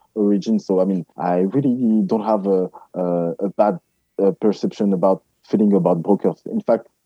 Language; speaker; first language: English; non-native, fluent; French